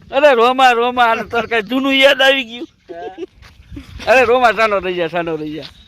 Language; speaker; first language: Gujarati; native; Gujarati